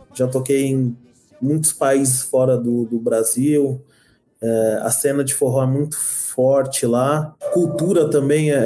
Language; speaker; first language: Portuguese; native; Portuguese